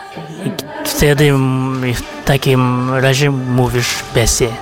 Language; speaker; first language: Polish; non-native, fluent; Kazakh